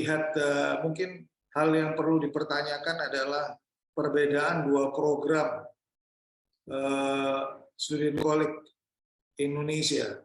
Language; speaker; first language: Indonesian; native; Indonesian